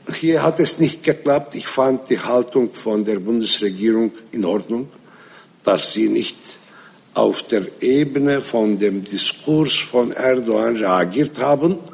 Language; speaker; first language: German; non-native, fluent; Arabic